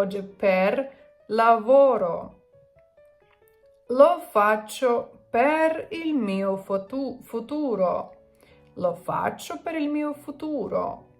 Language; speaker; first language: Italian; non-native, fluent; Ukrainian